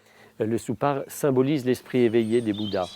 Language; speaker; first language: French; native; French